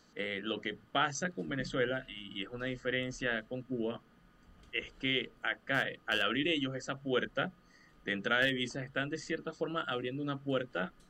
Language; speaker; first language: Spanish; native; Spanish